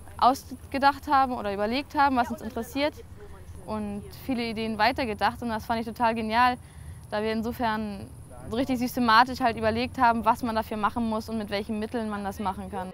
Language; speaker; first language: German; native; German